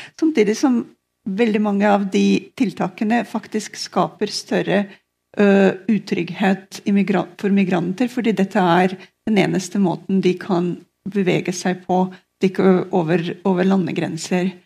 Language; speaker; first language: Norwegian; non-native, fluent; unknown